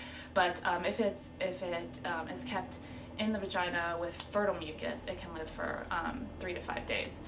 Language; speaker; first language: English; native; English